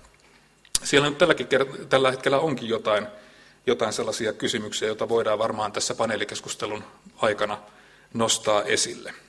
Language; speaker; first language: Finnish; native; Finnish